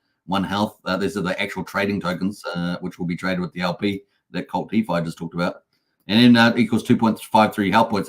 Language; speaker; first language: English; native; English